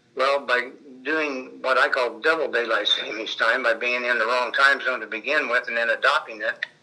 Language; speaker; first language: English; native; English